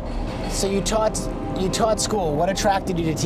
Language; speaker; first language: English; native; English